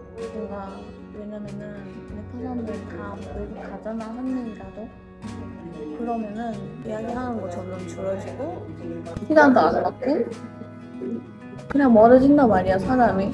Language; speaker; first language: Korean; non-native, fluent; Nepali